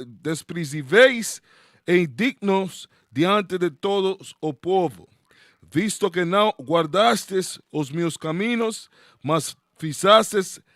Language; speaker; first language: Portuguese; non-native, learner; Spanish